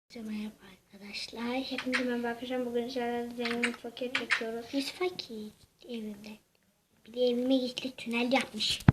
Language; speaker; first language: Turkish; native; Turkish